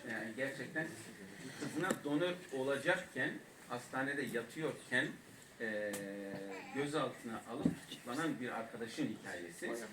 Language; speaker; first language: Turkish; non-native, local second language; Kurdish